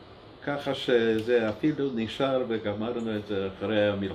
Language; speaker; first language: Hebrew; non-native, fluent; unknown